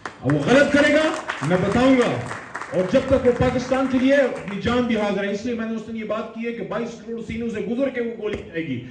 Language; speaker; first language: Urdu; non-native, local second language; Pashto